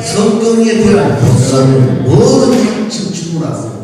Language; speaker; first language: Korean; native; Korean